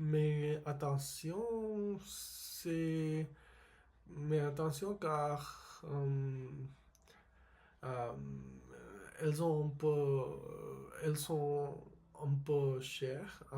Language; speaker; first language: French; non-native, learner; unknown